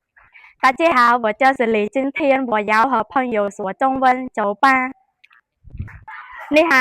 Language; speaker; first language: Chinese; non-native, learner; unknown